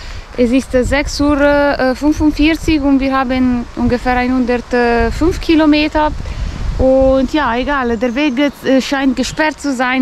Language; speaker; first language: German; non-native, fluent; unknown